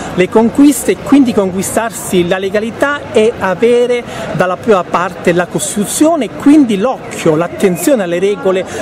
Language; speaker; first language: Italian; native; Italian